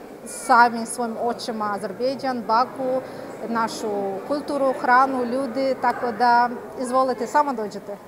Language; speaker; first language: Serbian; non-native, fluent; Azerbaijani